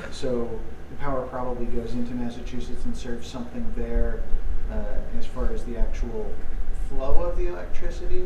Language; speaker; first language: English; native; English